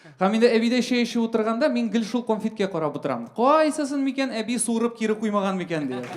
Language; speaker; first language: Tatar; non-native, local second language; Russian